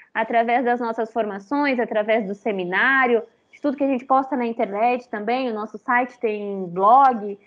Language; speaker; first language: Portuguese; native; Portuguese